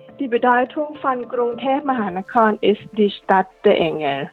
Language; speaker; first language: German; non-native, learner; Thai